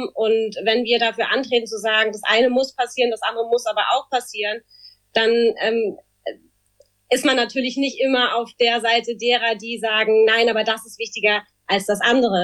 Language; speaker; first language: German; native; German